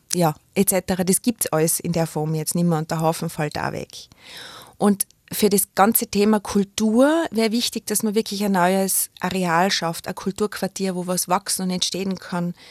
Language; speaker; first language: German; native; German